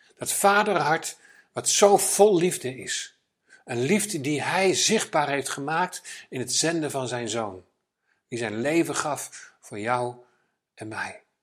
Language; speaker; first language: Dutch; native; Dutch